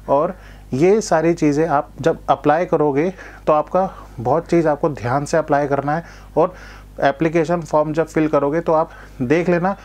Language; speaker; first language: Hindi; non-native, local second language; Gujarati